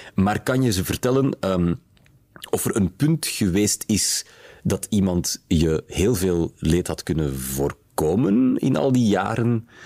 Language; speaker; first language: Dutch; native; Dutch